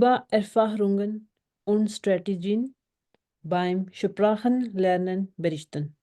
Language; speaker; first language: German; non-native, learner; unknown